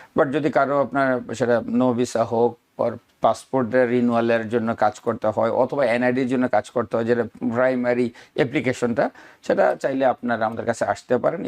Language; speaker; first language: Bangla; native; Bangla